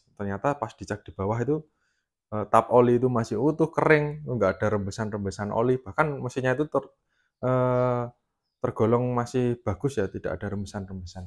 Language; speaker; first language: Indonesian; native; Indonesian